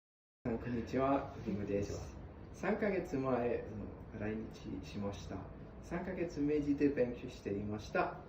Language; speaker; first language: Japanese; non-native, learner; German